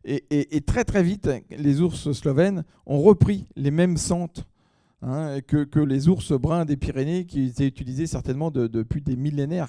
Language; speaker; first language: French; native; French